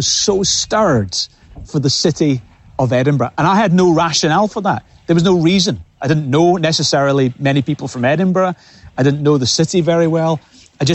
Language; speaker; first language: English; native; English